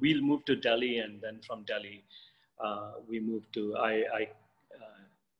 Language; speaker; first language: English; non-native, local second language; Bangla